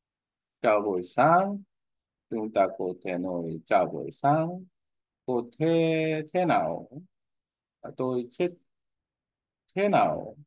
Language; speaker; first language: Vietnamese; non-native, learner; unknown